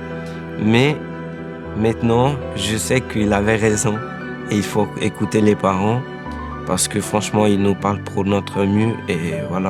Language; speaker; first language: French; non-native, fluent; Albanian